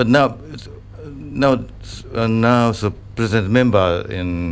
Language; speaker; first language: English; non-native, learner; Japanese